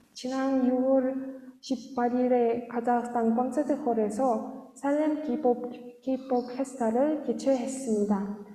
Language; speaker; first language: Korean; non-native, fluent; Kazakh